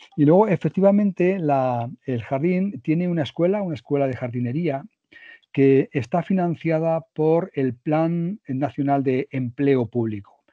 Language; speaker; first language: Spanish; native; Spanish